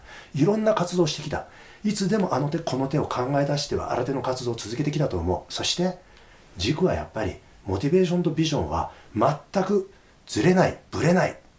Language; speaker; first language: Japanese; native; Japanese